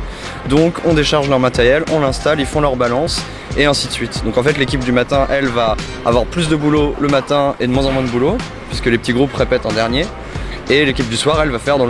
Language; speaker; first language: French; native; French